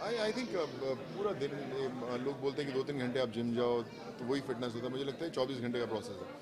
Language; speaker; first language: Hindi; non-native, local second language; Punjabi